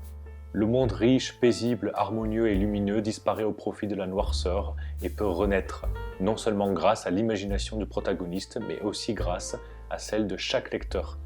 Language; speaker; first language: French; native; French